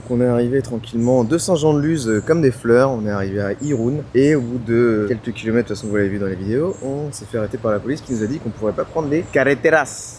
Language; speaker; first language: French; native; French